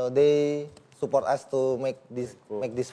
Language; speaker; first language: English; non-native, learner; Indonesian